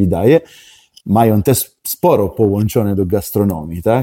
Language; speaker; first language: Polish; non-native, learner; Italian